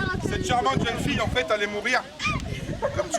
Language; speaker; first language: French; native; French